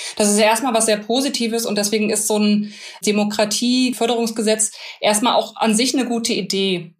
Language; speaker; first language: German; native; German